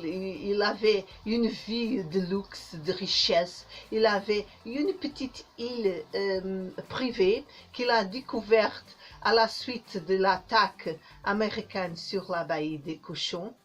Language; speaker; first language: French; non-native, learner; Portuguese